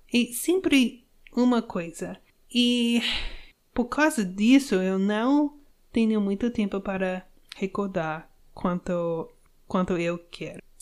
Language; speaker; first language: Portuguese; non-native, learner; English